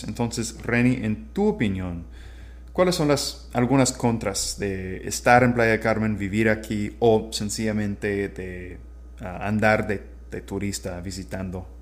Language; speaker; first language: Spanish; non-native, fluent; English